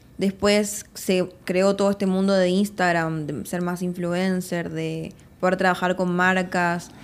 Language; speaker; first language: Spanish; native; Spanish